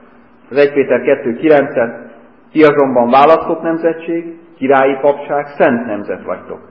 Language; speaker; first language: Hungarian; native; Hungarian